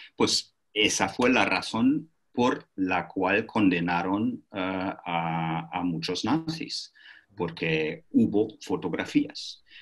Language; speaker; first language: Spanish; non-native, fluent; German